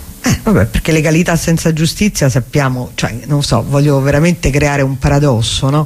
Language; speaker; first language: Italian; native; Italian